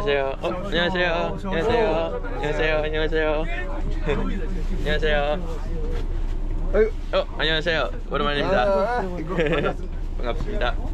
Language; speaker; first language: Korean; non-native, fluent; Dutch